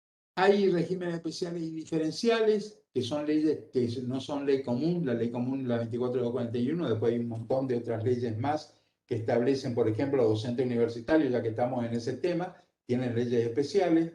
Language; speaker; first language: Spanish; native; Spanish